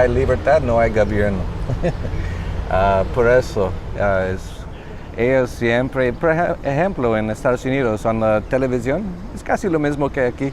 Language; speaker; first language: Spanish; non-native, learner; English